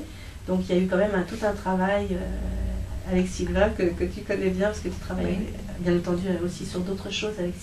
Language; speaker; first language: French; native; French